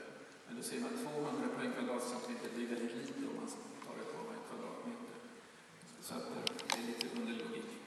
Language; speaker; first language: Swedish; native; Swedish